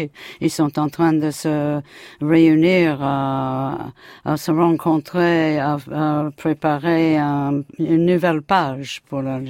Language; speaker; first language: French; non-native, fluent; English